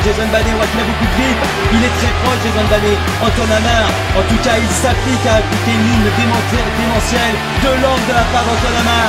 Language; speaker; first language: French; native; French